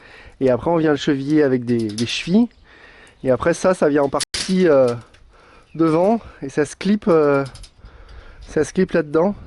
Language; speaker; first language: French; native; French